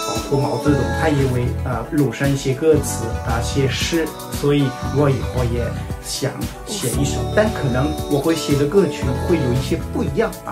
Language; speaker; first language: Chinese; non-native, fluent; French